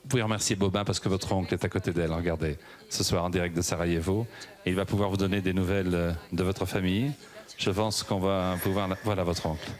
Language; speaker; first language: French; native; French